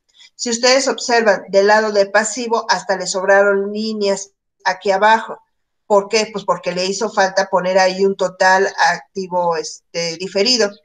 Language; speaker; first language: Spanish; native; Spanish